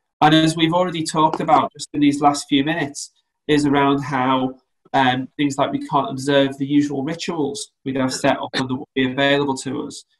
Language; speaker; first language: English; native; English